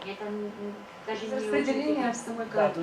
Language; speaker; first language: Russian; non-native, learner; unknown